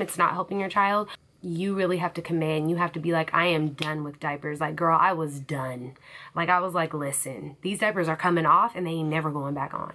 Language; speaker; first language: English; native; English